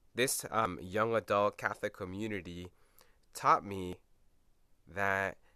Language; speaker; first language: English; early bilingual, other home language; Spanish